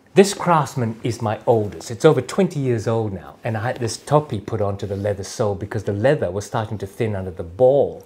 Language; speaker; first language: English; native; English